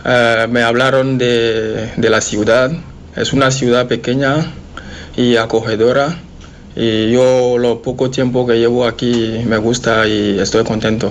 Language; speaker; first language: Spanish; non-native, fluent; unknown